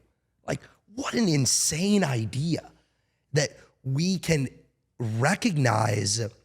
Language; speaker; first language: English; native; English